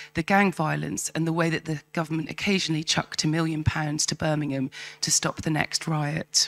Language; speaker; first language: English; native; English